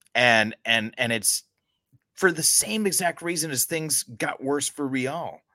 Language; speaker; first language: English; native; English